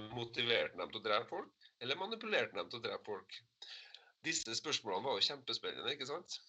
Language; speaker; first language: Norwegian; native; Norwegian